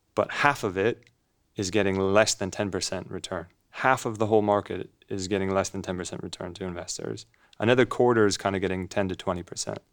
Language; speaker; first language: English; native; English